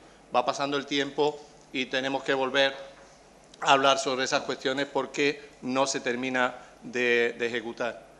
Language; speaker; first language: Spanish; native; Spanish